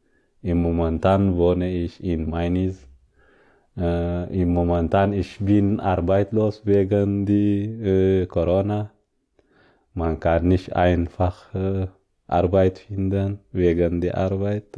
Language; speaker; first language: German; non-native, learner; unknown